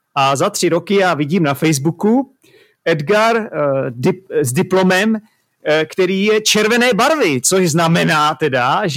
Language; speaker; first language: Czech; native; Czech